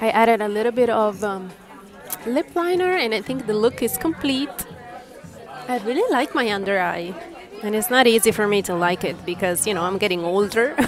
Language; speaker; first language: English; non-native, fluent; Italian